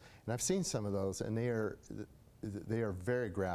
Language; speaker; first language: English; native; English